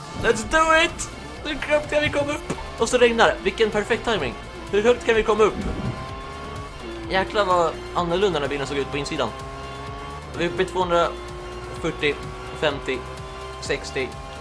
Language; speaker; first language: Swedish; native; Swedish